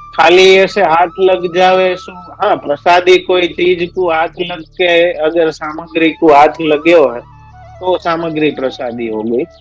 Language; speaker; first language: Hindi; non-native, local second language; Gujarati